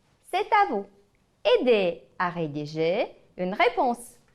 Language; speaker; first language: French; non-native, fluent; Ukrainian